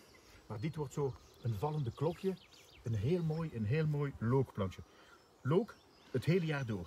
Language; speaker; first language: Dutch; native; Dutch